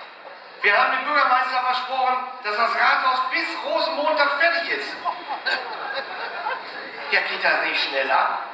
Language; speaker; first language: German; native; German